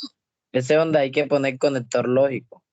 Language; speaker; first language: Spanish; native; Spanish